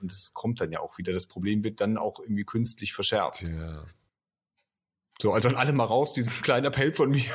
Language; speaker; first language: German; native; German